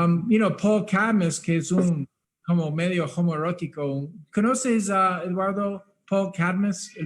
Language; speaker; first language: Spanish; early bilingual, heritage; English